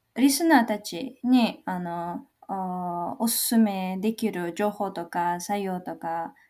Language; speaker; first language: Japanese; non-native, learner; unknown